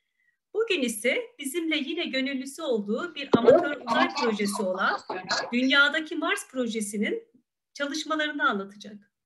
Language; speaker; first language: Turkish; native; Turkish